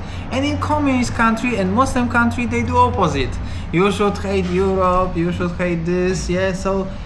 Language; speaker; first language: English; non-native, learner; Polish